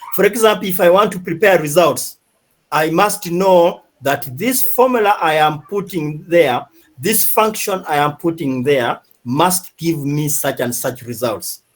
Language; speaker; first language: English; non-native, local second language; Swahili